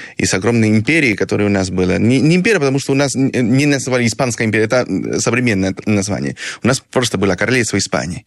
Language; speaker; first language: Russian; non-native, fluent; Spanish